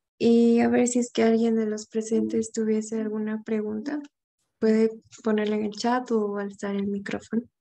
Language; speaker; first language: Spanish; native; Spanish